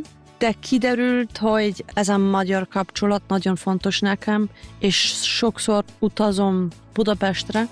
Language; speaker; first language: Hungarian; non-native, fluent; German